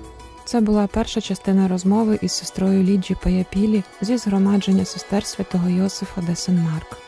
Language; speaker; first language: Ukrainian; native; Ukrainian